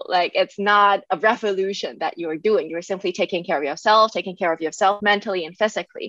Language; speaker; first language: English; non-native, local second language; Cantonese